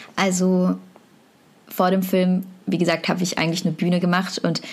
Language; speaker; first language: German; native; German